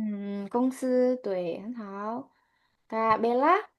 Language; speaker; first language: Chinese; non-native, fluent; Indonesian